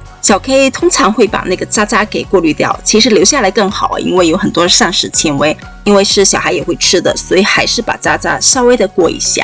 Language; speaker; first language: Chinese; native; Chinese